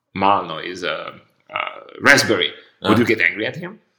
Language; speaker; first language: English; non-native, fluent; Hungarian